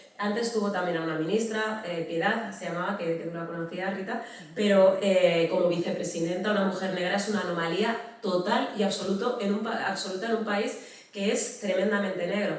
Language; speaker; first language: Spanish; native; Spanish